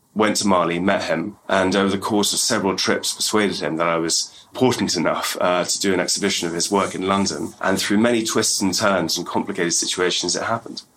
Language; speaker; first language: English; native; English